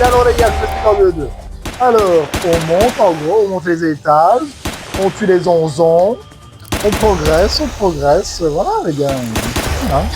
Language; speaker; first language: French; native; French